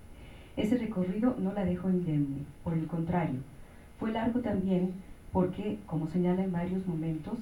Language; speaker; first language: Spanish; native; Spanish